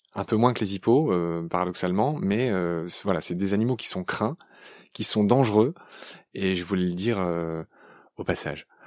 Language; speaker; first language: French; native; French